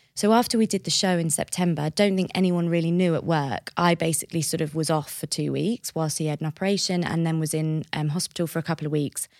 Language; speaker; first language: English; native; English